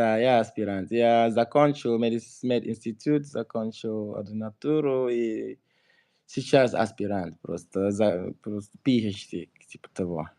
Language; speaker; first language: Russian; non-native, fluent; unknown